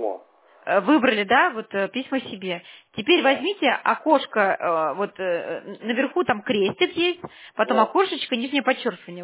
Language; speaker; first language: Russian; native; Russian